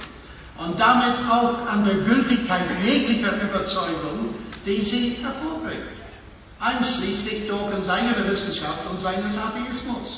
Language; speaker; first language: German; non-native, fluent; English